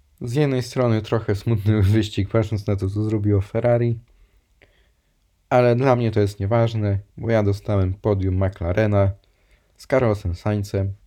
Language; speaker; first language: Polish; native; Polish